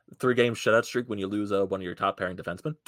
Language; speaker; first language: English; native; English